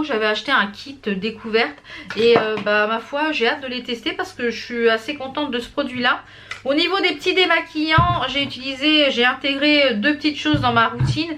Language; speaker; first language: French; native; French